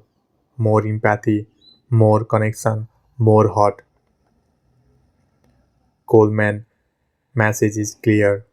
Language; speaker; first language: English; non-native, fluent; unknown